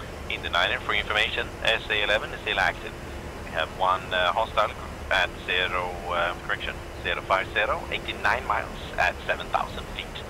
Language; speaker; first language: English; non-native, fluent; Swedish